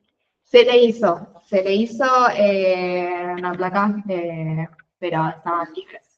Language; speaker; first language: Spanish; native; Spanish